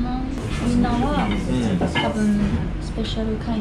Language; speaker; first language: Japanese; non-native, learner; German